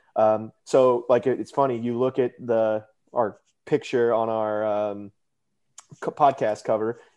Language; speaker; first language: English; native; English